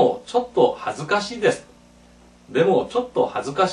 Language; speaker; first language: Japanese; non-native, fluent; Korean